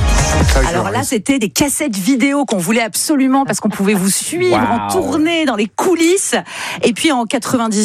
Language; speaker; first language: French; native; French